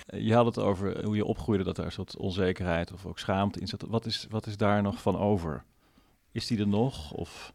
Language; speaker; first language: Dutch; native; Dutch